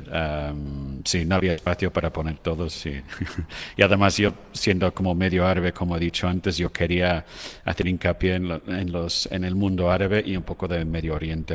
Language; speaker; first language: Spanish; non-native, fluent; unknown